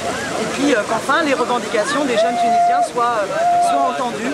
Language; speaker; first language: French; native; French